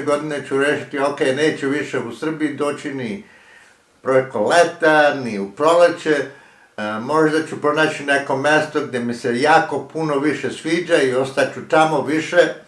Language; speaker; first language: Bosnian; early bilingual, heritage; Croatian